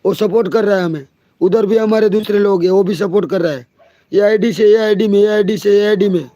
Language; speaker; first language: Hindi; non-native, local second language; Gujarati